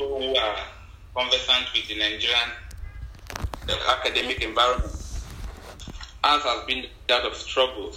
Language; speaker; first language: English; non-native, local second language; Ibibio